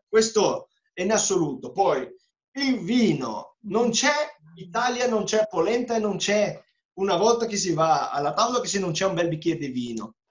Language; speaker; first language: Italian; non-native, fluent; Portuguese